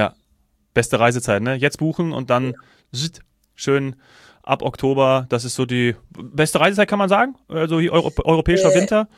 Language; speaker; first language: German; native; German